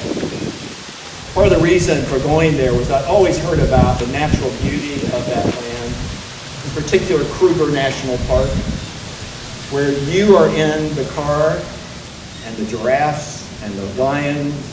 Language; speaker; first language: English; native; English